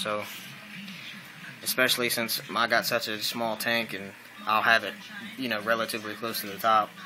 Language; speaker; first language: English; native; English